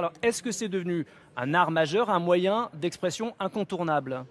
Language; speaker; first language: French; native; French